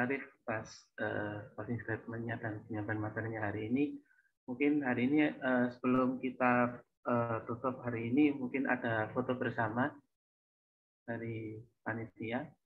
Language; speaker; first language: Indonesian; native; Indonesian